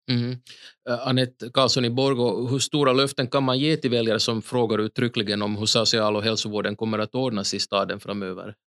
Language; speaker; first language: Swedish; native; Swedish